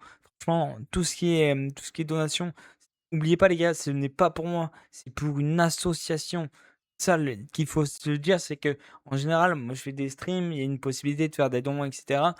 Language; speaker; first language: French; native; French